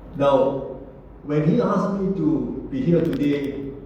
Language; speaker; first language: English; non-native, local second language; Malay